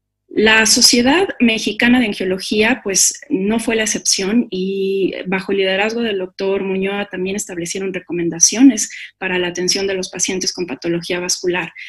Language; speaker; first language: Spanish; native; Spanish